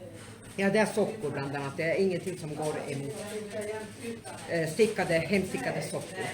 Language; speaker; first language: Swedish; native; Swedish